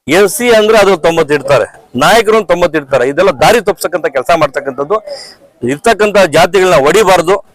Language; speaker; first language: Kannada; native; Kannada